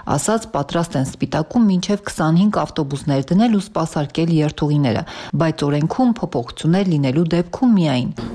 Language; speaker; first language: Armenian; native; Armenian